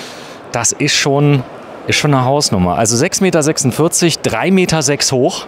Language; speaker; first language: German; native; German